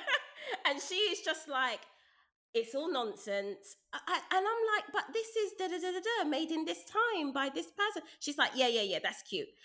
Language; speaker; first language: English; native; English